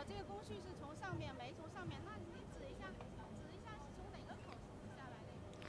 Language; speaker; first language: Chinese; native; Chinese